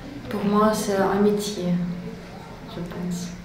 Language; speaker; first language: French; non-native, learner; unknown